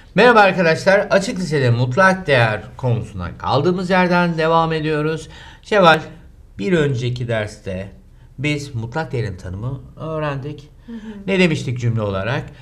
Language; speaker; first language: Turkish; native; Turkish